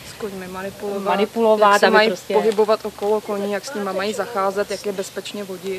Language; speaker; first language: Czech; native; Czech